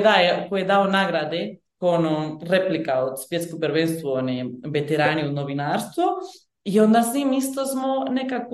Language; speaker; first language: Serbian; early bilingual, heritage; Bosnian